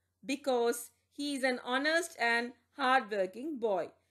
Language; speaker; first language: English; non-native, local second language; Tamil